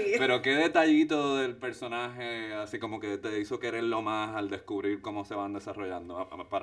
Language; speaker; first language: Spanish; native; Spanish